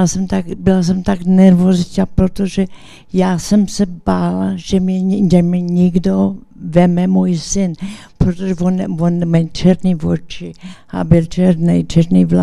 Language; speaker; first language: Czech; early bilingual, heritage; English